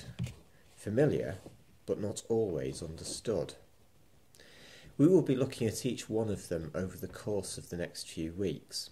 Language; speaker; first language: English; native; English